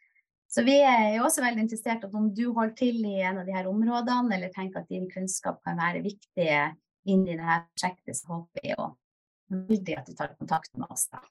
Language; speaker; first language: Norwegian; native; Norwegian